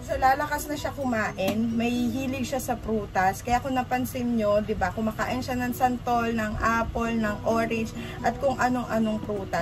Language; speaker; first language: Filipino; native; Filipino